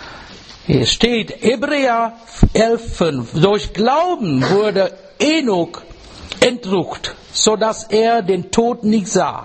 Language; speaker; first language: German; non-native, learner; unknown